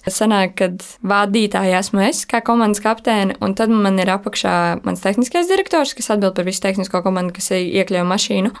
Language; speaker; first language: Latvian; native; Latvian